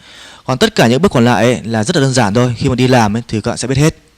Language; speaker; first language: Vietnamese; native; Vietnamese